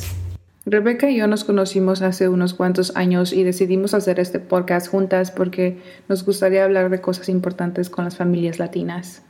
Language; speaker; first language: Spanish; early bilingual, other home language; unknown